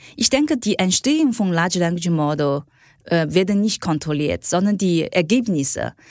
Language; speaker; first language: German; non-native, fluent; Chinese